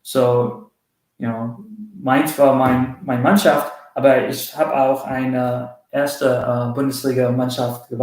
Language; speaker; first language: German; early bilingual, heritage; German